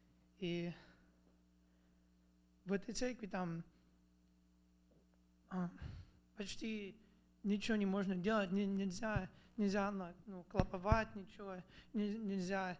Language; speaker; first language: Russian; early bilingual, other home language; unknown